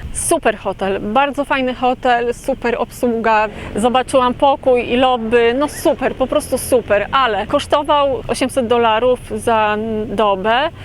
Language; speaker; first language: Polish; native; Polish